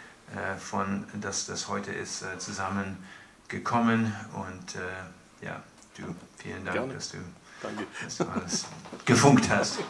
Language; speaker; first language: German; non-native, fluent; English